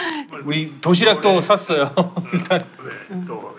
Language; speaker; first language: Korean; non-native, fluent; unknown